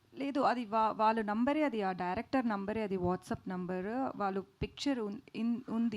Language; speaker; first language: Telugu; non-native, learner; Tamil